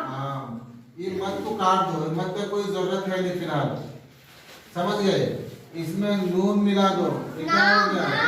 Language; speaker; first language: Hindi; native; Hindi